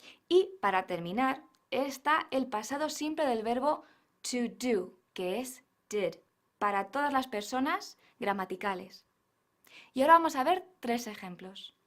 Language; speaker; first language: Spanish; non-native, fluent; English